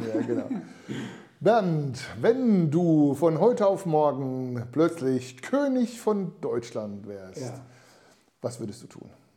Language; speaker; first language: German; native; German